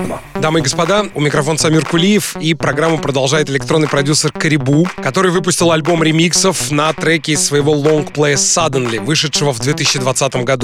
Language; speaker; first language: Russian; native; Russian